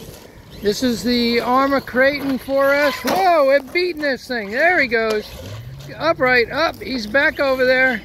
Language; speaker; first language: English; native; English